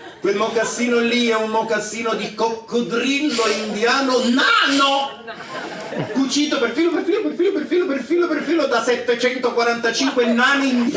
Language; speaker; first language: Italian; native; Italian